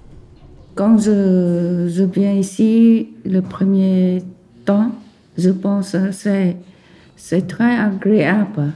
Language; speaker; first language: French; non-native, learner; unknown